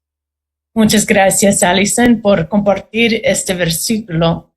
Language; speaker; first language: Spanish; non-native, fluent; English